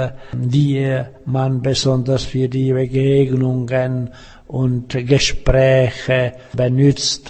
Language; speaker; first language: German; non-native, fluent; Czech